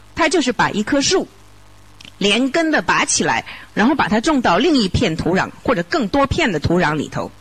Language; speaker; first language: Chinese; native; Chinese